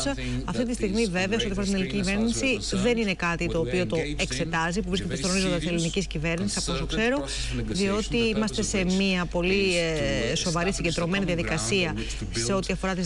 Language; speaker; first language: Greek; native; Greek